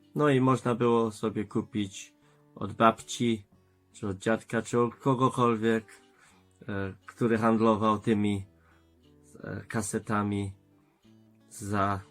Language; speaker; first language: Polish; non-native, fluent; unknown